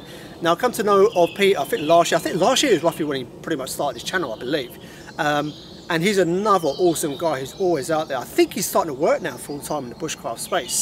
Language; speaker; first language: English; native; English